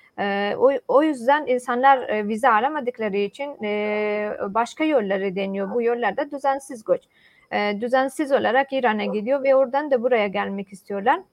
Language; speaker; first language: Turkish; non-native, fluent; Persian